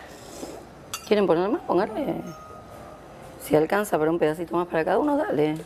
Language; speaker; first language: Spanish; native; Spanish